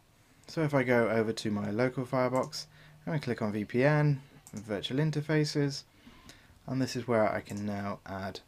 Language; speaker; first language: English; native; English